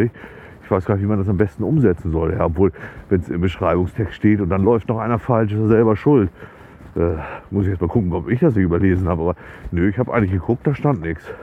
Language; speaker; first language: German; native; German